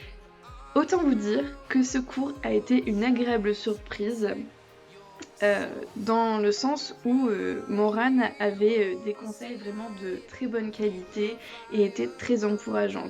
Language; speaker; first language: French; native; French